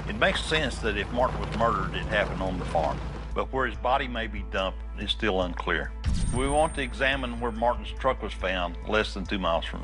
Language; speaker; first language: English; native; English